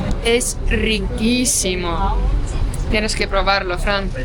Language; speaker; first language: Spanish; non-native, fluent; Estonian